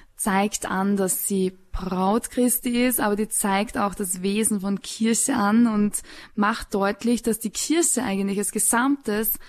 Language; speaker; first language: German; native; German